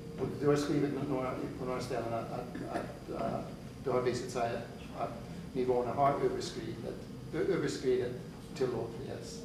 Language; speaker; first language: Swedish; non-native, fluent; English